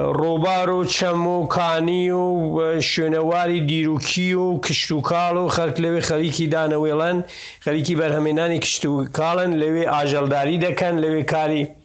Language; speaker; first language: Central Kurdish; non-native, local second language; Southern Kurdish